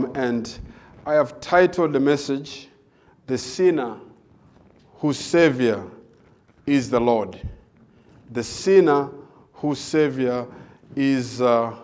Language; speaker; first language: English; non-native, local second language; Nyanja